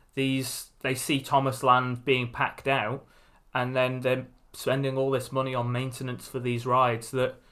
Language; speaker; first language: English; native; English